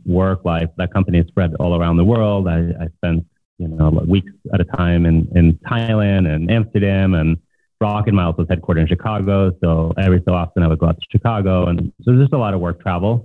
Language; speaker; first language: English; non-native, fluent; Norwegian